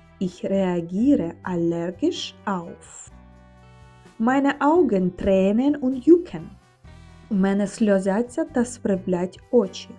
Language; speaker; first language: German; non-native, fluent; Ukrainian